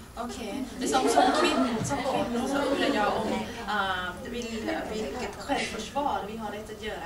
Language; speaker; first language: Swedish; non-native, fluent; Thai